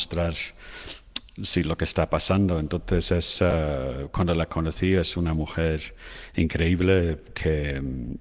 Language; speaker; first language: Spanish; non-native, fluent; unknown